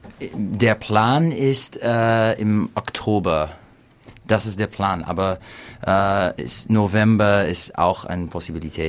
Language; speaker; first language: German; non-native, learner; English